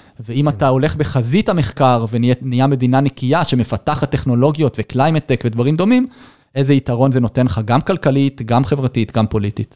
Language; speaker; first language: Hebrew; native; Hebrew